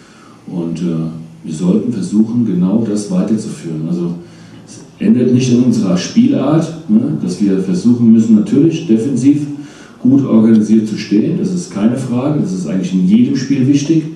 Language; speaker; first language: German; native; German